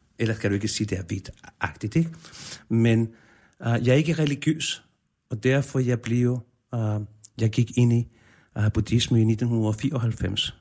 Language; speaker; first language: Danish; non-native, fluent; Spanish